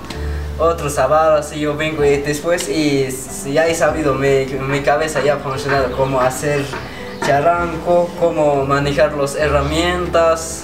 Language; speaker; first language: Spanish; non-native, local second language; Quechua